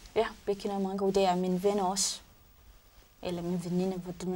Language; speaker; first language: Danish; non-native, learner; Arabic